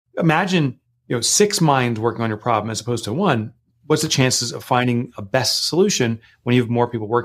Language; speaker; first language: English; native; English